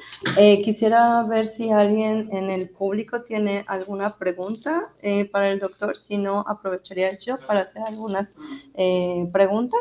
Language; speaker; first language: Spanish; native; Spanish